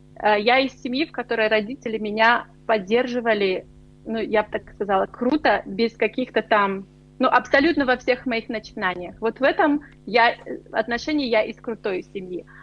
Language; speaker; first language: Russian; native; Russian